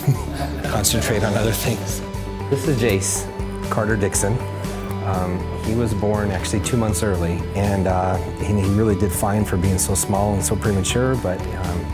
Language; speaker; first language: English; native; English